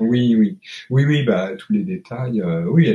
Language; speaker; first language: French; native; French